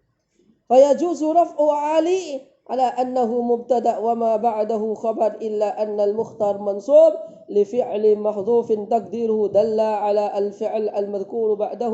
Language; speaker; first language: Arabic; non-native, fluent; Indonesian